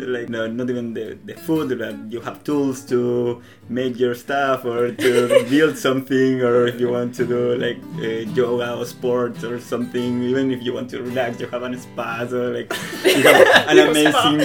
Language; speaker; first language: English; non-native, learner; Spanish